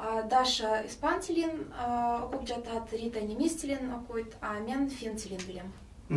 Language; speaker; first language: Kyrgyz; non-native, learner; Russian